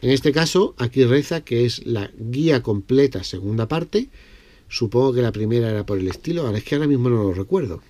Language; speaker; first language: Spanish; native; Spanish